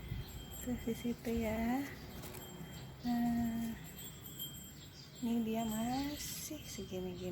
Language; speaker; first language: Indonesian; native; Indonesian